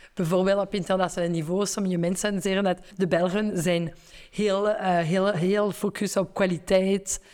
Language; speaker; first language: Dutch; non-native, fluent; French